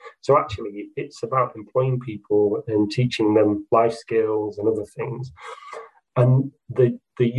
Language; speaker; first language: English; native; English